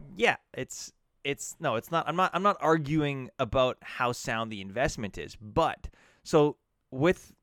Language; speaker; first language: English; native; English